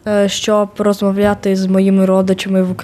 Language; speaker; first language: Ukrainian; early bilingual, heritage; Ukrainian